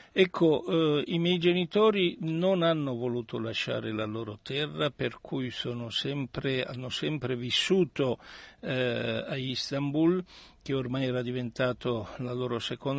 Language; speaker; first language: Italian; early bilingual, other home language; Armenian